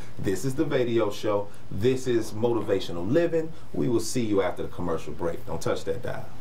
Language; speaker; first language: English; native; English